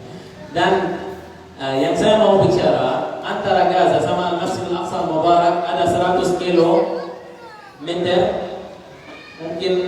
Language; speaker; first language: Indonesian; non-native, learner; Arabic